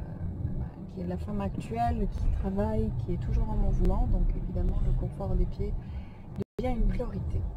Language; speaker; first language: French; native; French